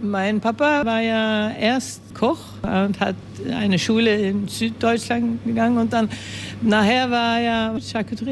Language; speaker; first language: German; early bilingual, heritage; German